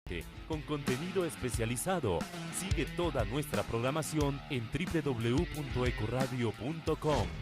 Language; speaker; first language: Spanish; native; Spanish